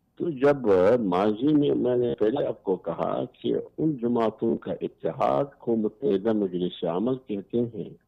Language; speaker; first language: Urdu; non-native, local second language; Pashto